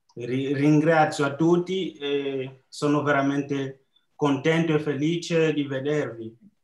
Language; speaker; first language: Italian; non-native, fluent; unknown